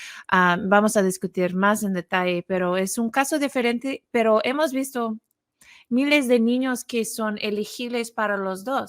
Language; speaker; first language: Spanish; non-native, fluent; English